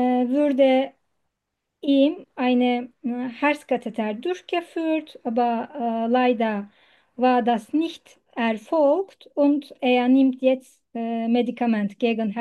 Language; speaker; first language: German; non-native, learner; Turkish